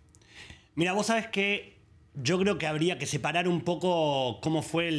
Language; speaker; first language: Spanish; native; Spanish